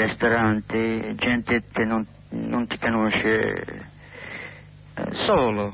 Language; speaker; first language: Italian; non-native, learner; English